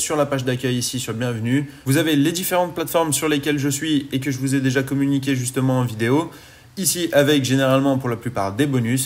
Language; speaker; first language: French; native; French